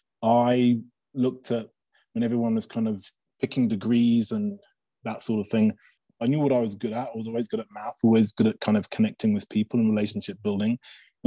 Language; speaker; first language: English; native; English